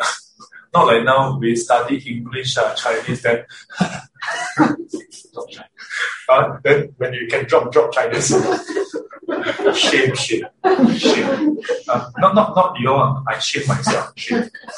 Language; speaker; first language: English; native; English